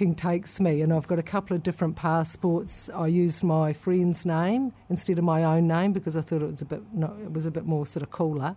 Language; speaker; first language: English; native; English